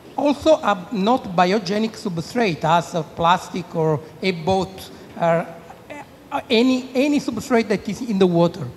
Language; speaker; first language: English; non-native, fluent; Italian